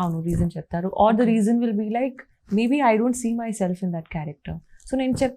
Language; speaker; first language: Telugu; non-native, learner; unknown